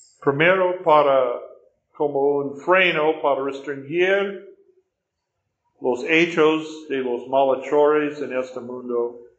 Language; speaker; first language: Spanish; non-native, fluent; English